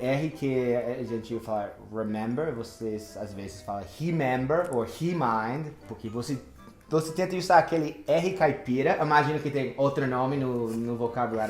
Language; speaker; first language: Portuguese; non-native, fluent; English